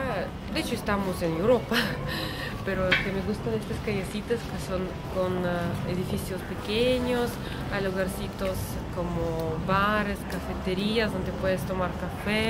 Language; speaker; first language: Spanish; non-native, learner; Russian